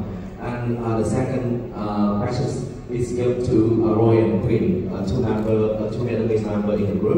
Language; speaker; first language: English; non-native, local second language; Vietnamese